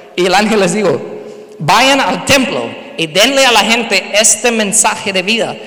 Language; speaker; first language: Spanish; non-native, fluent; English